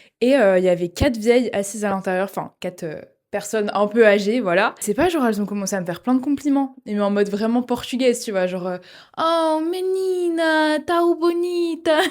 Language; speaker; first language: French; native; French